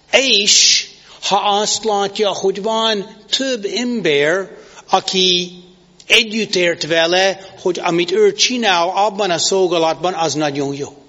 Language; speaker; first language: Hungarian; non-native, fluent; English